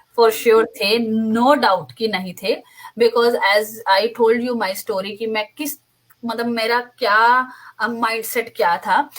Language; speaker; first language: Hindi; native; Hindi